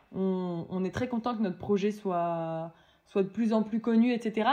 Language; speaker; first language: French; native; French